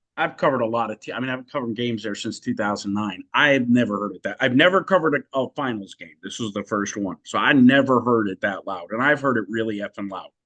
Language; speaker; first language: English; native; English